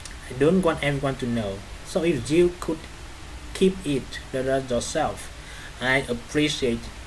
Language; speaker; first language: English; non-native, fluent; Vietnamese